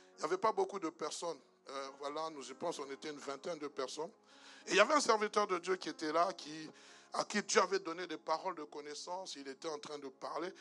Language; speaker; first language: French; non-native, local second language; Lingala